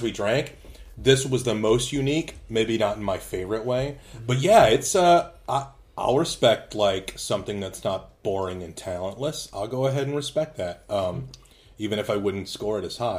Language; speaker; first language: English; native; English